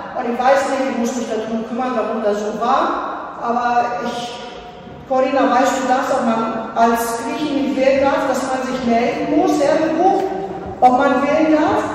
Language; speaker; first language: German; non-native, fluent; Greek